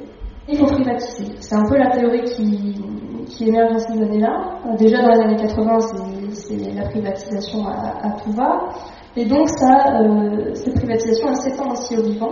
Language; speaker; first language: French; native; French